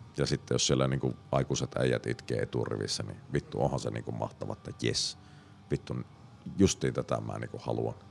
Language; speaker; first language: Finnish; native; Finnish